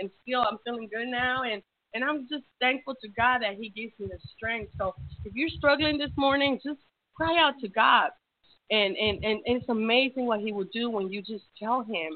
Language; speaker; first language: English; early bilingual, other home language; Spanish